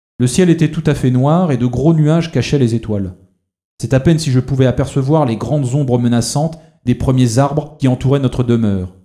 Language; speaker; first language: French; native; French